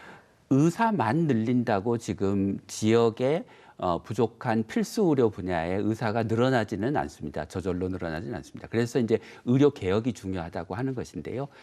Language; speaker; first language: Korean; native; Korean